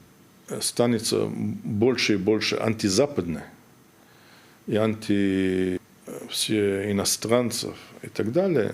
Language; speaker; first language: Russian; non-native, fluent; German